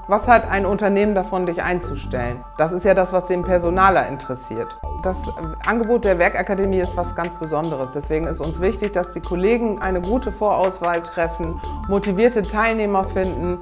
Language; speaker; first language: German; native; German